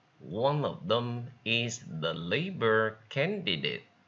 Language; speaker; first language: English; non-native, fluent; Vietnamese